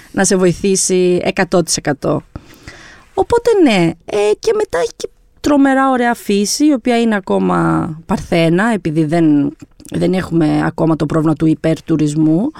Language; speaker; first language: Greek; early bilingual, other home language; Albanian